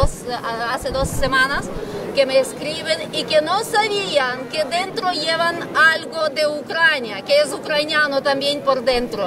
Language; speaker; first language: Spanish; non-native, fluent; Ukrainian